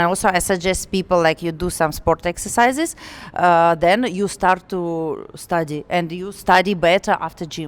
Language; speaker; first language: English; non-native, learner; Russian